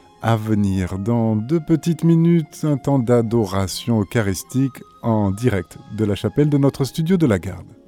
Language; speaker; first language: French; native; French